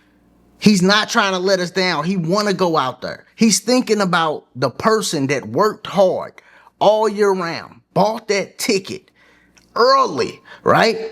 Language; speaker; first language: English; native; English